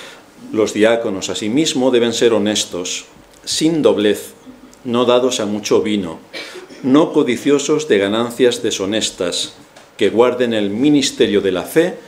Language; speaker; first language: Spanish; native; Spanish